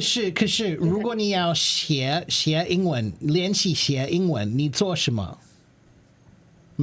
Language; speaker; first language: Chinese; non-native, learner; English